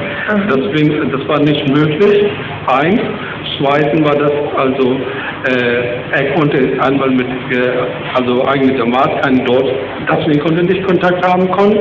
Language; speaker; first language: German; non-native, learner; Urdu